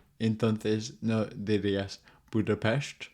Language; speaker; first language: Spanish; non-native, fluent; English